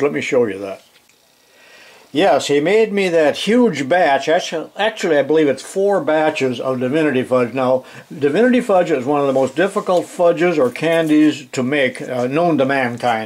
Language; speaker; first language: English; native; English